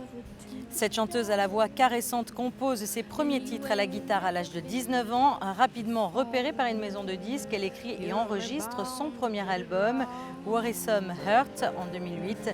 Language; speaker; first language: French; native; French